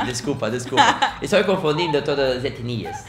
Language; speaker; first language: Portuguese; native; Portuguese